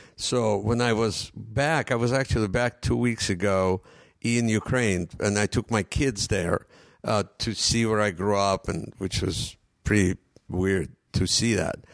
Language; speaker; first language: English; non-native, fluent; Russian